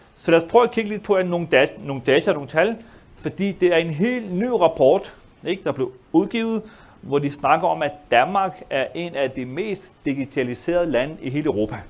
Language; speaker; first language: Danish; early bilingual, other home language; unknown